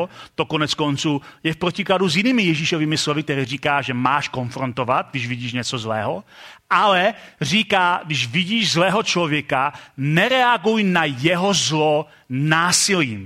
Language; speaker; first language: Czech; native; Czech